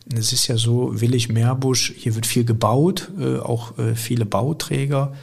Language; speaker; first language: German; native; German